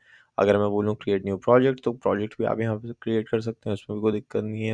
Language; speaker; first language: Hindi; native; Hindi